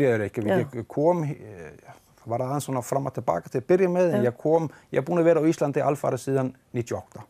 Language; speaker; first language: Icelandic; non-native, fluent; Danish